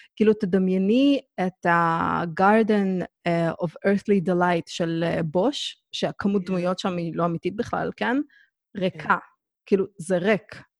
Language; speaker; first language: Hebrew; native; Hebrew